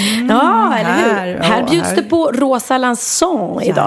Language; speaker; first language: Swedish; native; Swedish